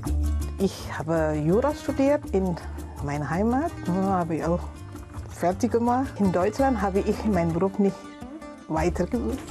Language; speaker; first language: German; non-native, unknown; Indonesian